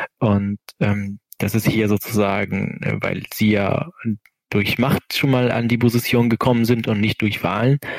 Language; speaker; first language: German; non-native, fluent; Arabic